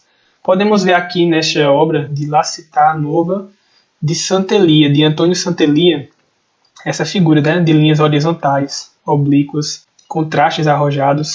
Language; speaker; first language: Portuguese; native; Portuguese